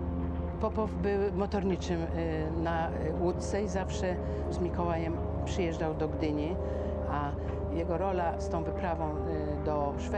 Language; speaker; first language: Polish; native; Polish